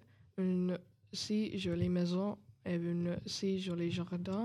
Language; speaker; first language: French; non-native, learner; English